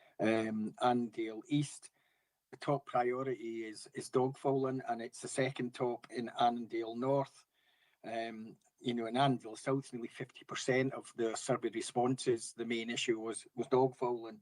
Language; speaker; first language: English; native; English